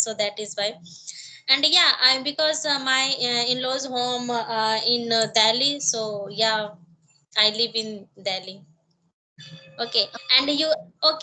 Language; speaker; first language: English; non-native, learner; Hindi